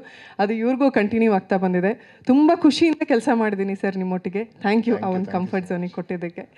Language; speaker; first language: Kannada; native; Kannada